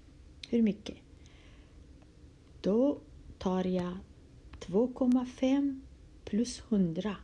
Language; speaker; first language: Swedish; non-native, fluent; Kurdish